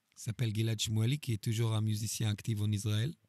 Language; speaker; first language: French; non-native, fluent; Hebrew